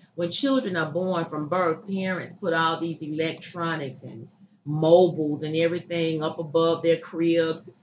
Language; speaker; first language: English; native; English